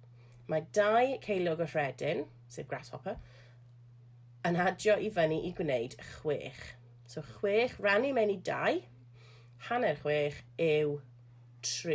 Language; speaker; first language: Welsh; non-native, local second language; English